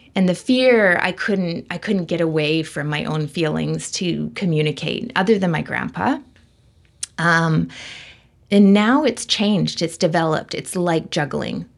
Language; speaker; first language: English; native; English